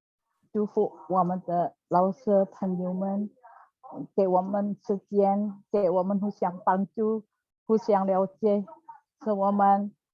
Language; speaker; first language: Chinese; non-native, learner; Indonesian